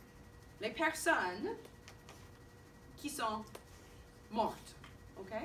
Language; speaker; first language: French; non-native, fluent; English